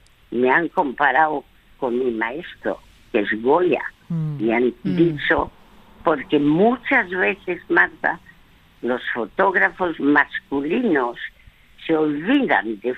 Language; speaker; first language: Spanish; early bilingual, other home language; French